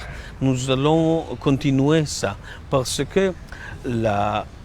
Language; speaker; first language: French; non-native, learner; Hebrew